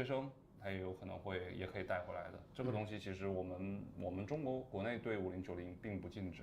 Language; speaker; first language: Chinese; native; Chinese